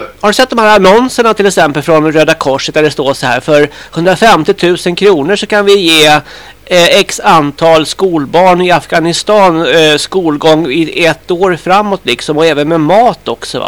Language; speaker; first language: Swedish; native; Swedish